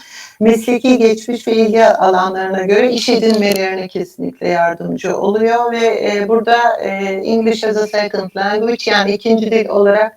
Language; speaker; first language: Turkish; native; Turkish